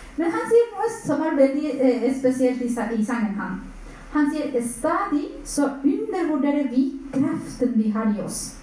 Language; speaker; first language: Norwegian; non-native, fluent; Spanish